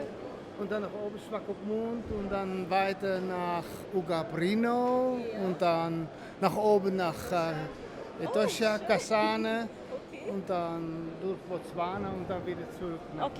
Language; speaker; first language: German; non-native, learner; Dutch